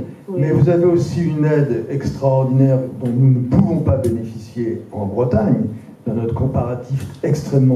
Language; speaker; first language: French; native; French